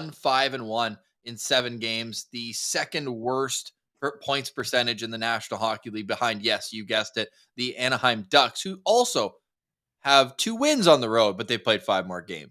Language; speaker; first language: English; native; English